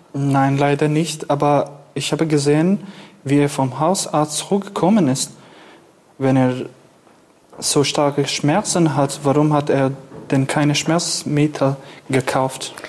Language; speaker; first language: German; non-native, fluent; Kurdish